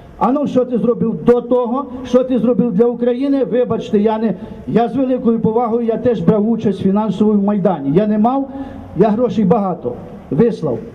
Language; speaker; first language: Ukrainian; native; Ukrainian